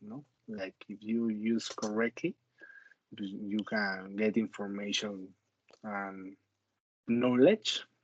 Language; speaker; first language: English; non-native, learner; Spanish